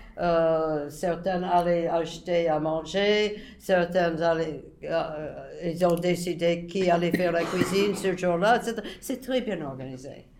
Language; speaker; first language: French; non-native, fluent; English